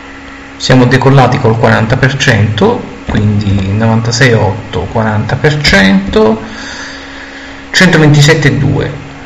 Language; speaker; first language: Italian; native; Italian